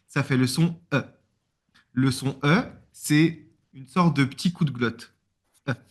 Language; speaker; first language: French; native; French